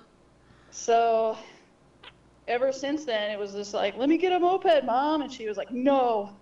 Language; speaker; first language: English; native; English